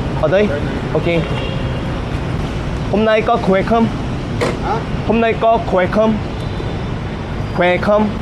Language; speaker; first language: Vietnamese; non-native, learner; Korean